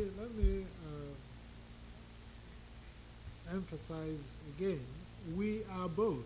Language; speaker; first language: English; non-native, local second language; Igbo